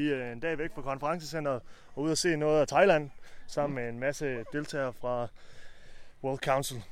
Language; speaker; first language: Danish; native; Danish